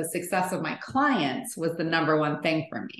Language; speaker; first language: English; native; English